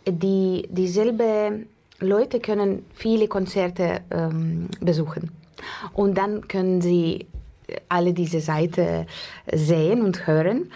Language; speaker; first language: German; non-native, learner; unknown